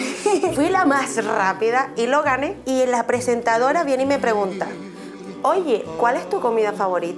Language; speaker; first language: Spanish; native; Spanish